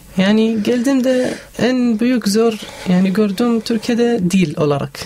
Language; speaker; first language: Turkish; non-native, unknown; Arabic